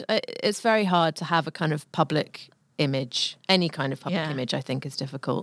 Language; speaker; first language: English; native; English